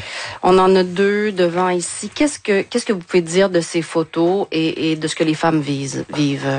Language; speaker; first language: French; native; French